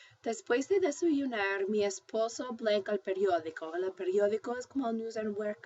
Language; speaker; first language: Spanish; non-native, fluent; English